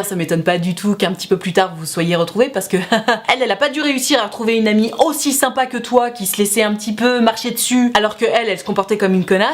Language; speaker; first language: French; native; French